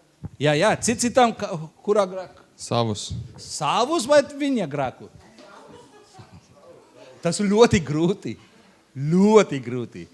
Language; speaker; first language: Latvian; non-native, learner; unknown